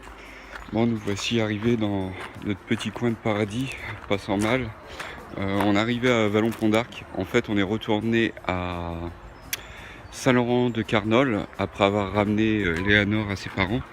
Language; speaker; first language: French; native; French